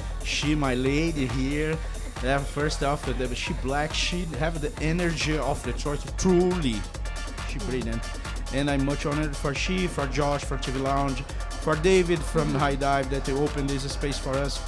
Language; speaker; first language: English; non-native, learner; Portuguese